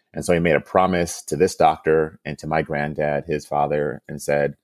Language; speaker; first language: English; early bilingual, other home language; Yoruba